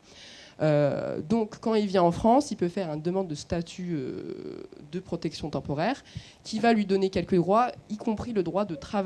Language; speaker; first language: French; native; French